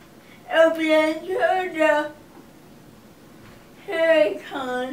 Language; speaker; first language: Spanish; non-native, learner; English